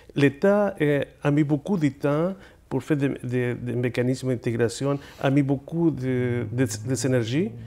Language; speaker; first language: French; non-native, fluent; Spanish